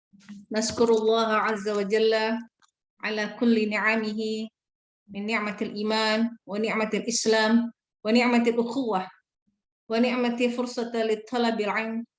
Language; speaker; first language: Arabic; non-native, fluent; Indonesian